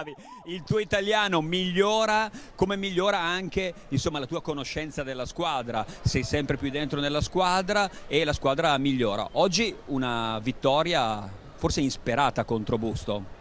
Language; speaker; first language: Italian; native; Italian